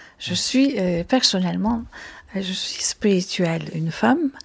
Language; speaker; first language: French; non-native, fluent; Turkish